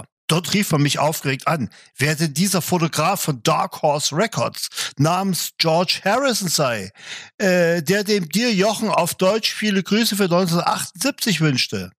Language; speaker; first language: German; native; German